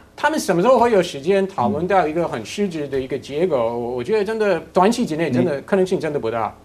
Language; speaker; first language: Chinese; non-native, fluent; English